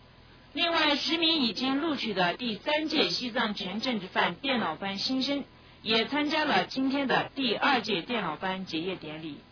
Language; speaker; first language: Chinese; native; Chinese